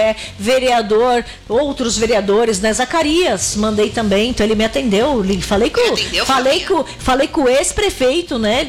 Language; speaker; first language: Portuguese; native; Portuguese